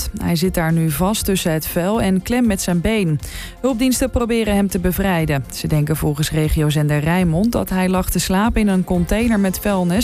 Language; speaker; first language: Dutch; native; Dutch